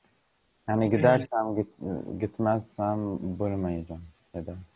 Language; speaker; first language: Turkish; non-native, learner; Arabic